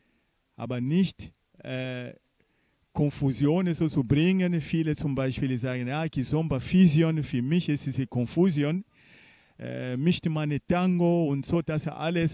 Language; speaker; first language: German; non-native, fluent; Portuguese